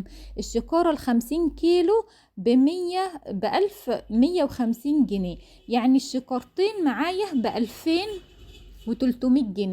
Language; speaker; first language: Arabic; native; Arabic